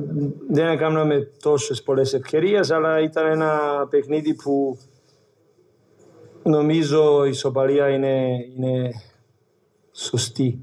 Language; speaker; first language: Greek; non-native, learner; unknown